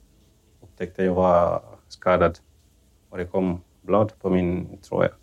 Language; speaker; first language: Swedish; non-native, fluent; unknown